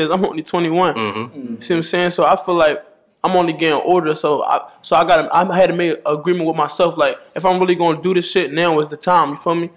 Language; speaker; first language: English; native; English